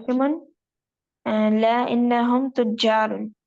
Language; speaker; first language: Arabic; non-native, learner; Urdu